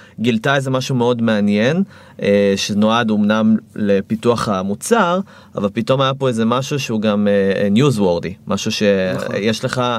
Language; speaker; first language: Hebrew; native; Hebrew